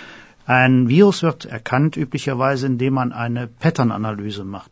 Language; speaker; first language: German; native; German